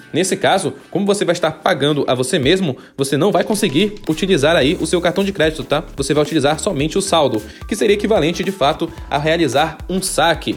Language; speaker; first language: Portuguese; native; Portuguese